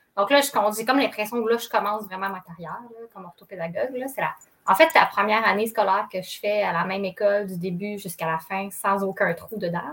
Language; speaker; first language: French; native; French